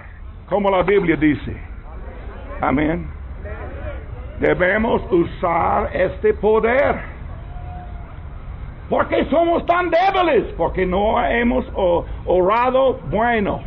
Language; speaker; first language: Spanish; non-native, fluent; English